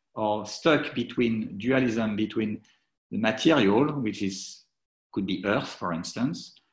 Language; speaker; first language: English; non-native, fluent; French